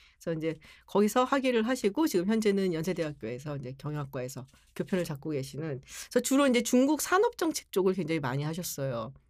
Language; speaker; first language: Korean; native; Korean